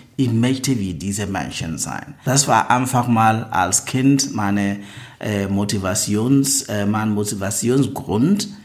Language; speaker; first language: German; non-native, fluent; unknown